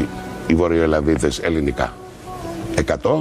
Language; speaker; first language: Greek; native; Greek